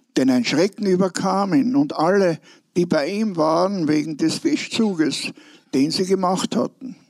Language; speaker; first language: German; native; German